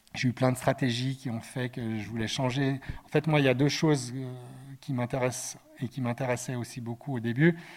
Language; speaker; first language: French; native; French